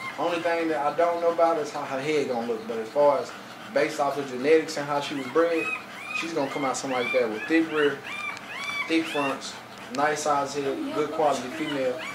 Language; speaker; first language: English; native; English